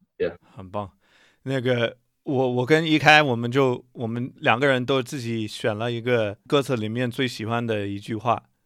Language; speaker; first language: Chinese; non-native, fluent; English